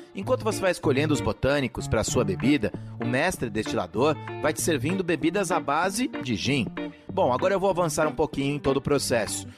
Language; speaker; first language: Portuguese; native; Portuguese